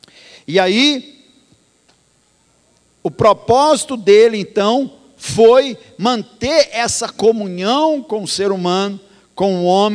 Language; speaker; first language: Portuguese; native; Portuguese